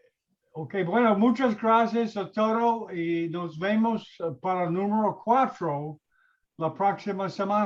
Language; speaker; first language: Spanish; non-native, learner; English